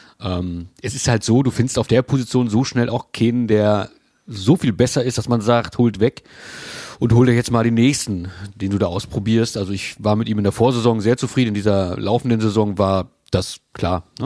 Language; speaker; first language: German; native; German